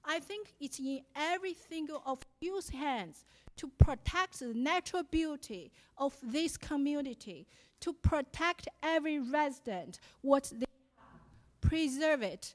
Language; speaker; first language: English; non-native, fluent; Chinese